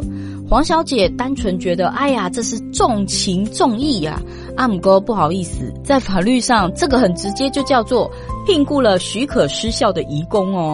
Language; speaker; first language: Chinese; native; Chinese